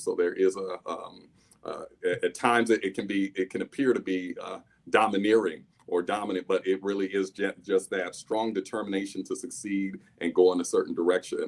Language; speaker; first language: English; native; English